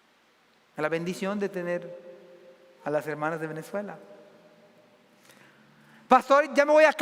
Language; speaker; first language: Spanish; native; Spanish